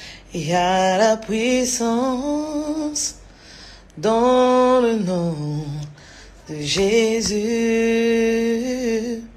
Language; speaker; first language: French; non-native, local second language; Lingala